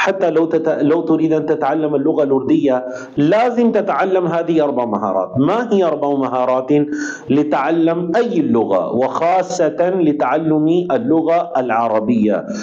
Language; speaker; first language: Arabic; non-native, fluent; Urdu